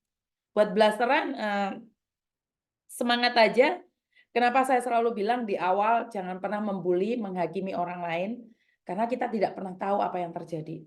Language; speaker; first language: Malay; non-native, local second language; Javanese